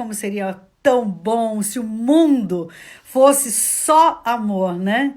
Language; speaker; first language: Portuguese; native; Portuguese